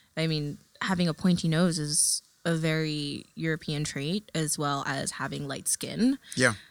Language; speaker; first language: English; early bilingual, other home language; Filipino